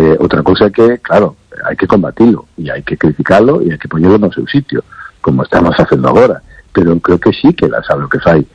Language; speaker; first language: Galician; non-native, local second language; Spanish